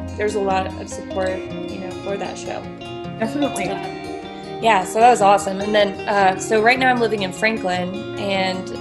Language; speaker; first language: English; native; English